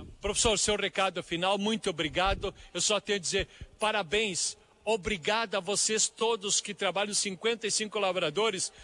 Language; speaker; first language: Portuguese; native; Portuguese